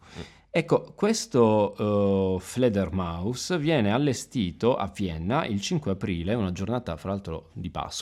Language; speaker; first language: Italian; native; Italian